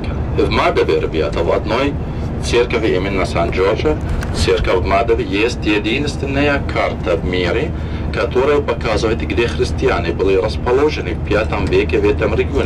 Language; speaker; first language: Russian; non-native, fluent; Arabic